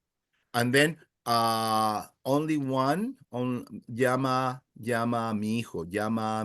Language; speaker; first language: Spanish; non-native, fluent; English